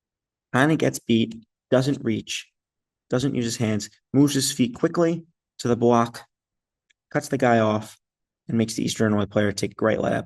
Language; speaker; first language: English; native; English